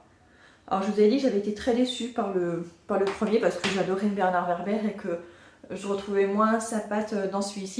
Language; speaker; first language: French; native; French